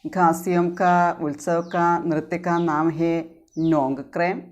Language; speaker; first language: Hindi; non-native, local second language; Malayalam